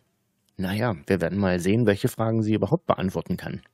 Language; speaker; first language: German; native; German